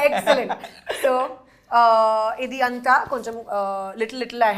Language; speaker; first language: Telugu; non-native, learner; Hindi